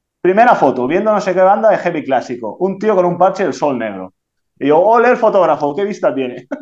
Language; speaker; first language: Spanish; non-native, local second language; Catalan